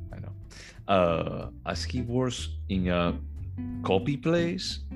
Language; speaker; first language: English; non-native, fluent; Galician